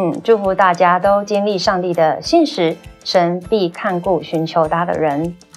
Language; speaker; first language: Chinese; native; Chinese